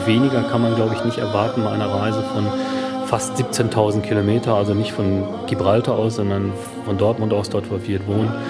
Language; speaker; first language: German; native; German